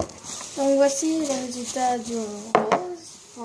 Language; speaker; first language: French; native; French